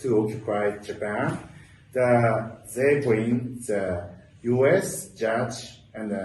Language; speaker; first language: English; non-native, learner; Japanese